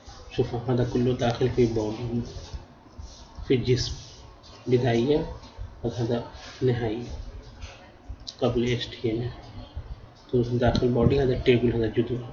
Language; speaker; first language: Arabic; non-native, learner; Urdu